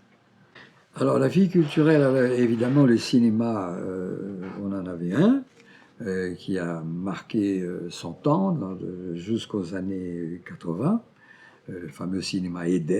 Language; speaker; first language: French; non-native, fluent; Portuguese